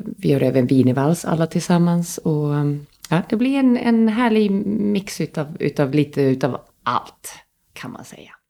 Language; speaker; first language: Swedish; native; Swedish